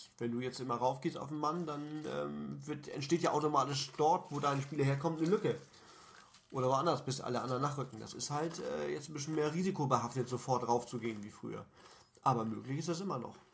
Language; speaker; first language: German; native; German